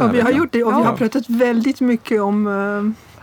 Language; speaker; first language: Swedish; non-native, fluent; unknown